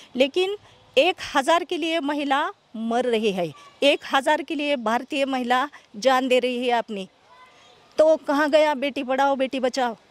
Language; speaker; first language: Hindi; non-native, local second language; Marathi